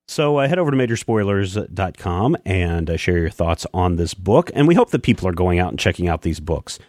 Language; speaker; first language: English; native; English